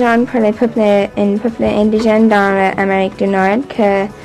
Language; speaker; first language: French; non-native, local second language; English